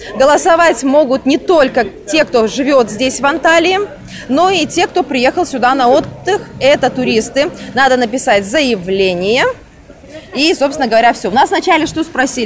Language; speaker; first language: Russian; native; Russian